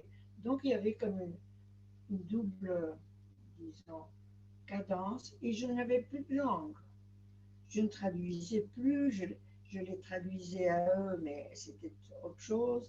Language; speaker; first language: French; non-native, fluent; Spanish